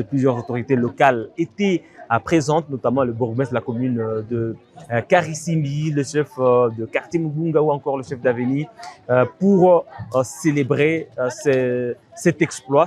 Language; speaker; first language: French; non-native, local second language; Swahili